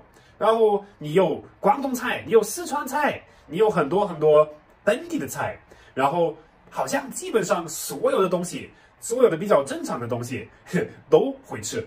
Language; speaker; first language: Chinese; non-native, fluent; German